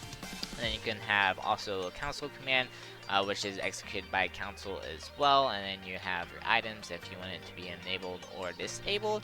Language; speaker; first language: English; native; English